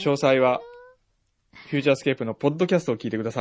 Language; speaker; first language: Japanese; native; Japanese